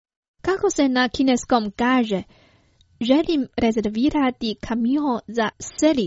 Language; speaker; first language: Croatian; non-native, fluent; Chinese